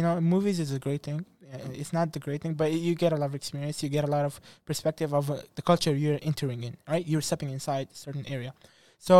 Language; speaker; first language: English; non-native, fluent; Persian